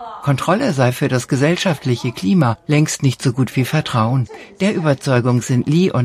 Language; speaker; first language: German; native; German